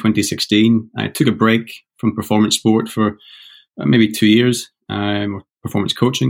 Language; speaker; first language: English; native; English